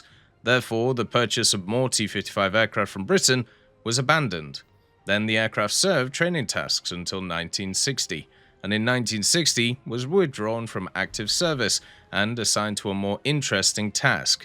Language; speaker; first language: English; native; English